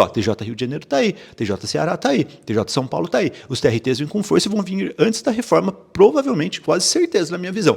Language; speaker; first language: Portuguese; native; Portuguese